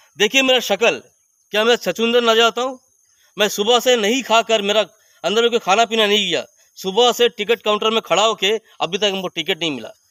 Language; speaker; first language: Hindi; non-native, local second language; Bangla